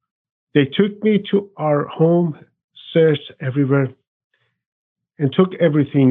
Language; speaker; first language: English; non-native, fluent; Persian